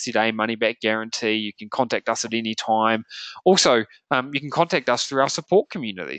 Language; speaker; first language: English; native; English